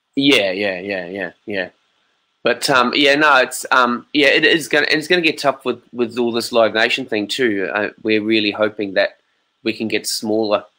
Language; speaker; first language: English; native; English